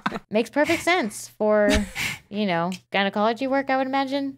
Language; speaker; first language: English; native; English